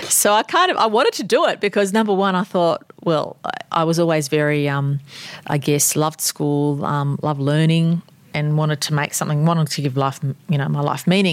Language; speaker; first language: English; non-native, local second language; Armenian